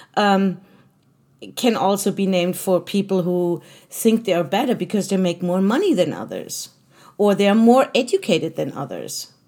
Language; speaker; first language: English; non-native, fluent; German